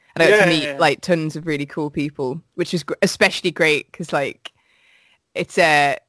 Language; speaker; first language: English; native; English